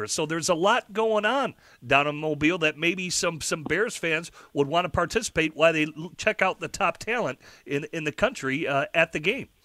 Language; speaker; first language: English; native; English